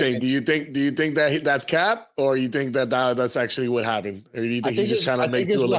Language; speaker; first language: English; native; English